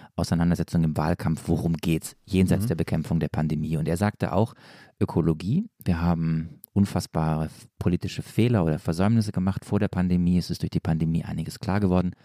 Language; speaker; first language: German; native; German